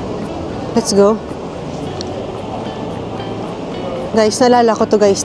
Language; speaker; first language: Filipino; native; Filipino